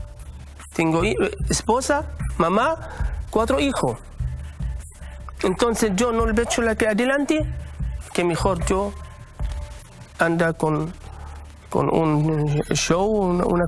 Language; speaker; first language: Spanish; non-native, learner; Arabic